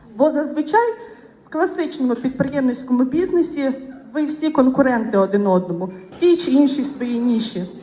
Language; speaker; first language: Ukrainian; non-native, local second language; Russian